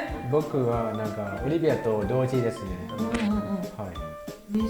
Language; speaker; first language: Japanese; non-native, fluent; Thai